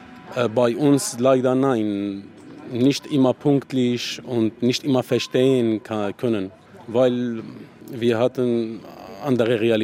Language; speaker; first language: German; non-native, learner; Arabic